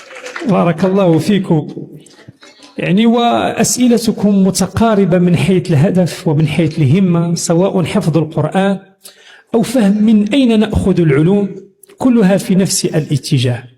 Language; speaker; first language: Arabic; native; Arabic